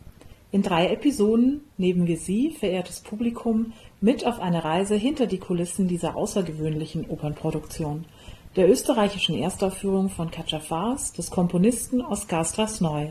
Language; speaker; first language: German; native; German